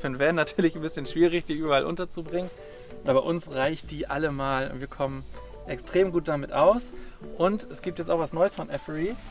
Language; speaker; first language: German; native; German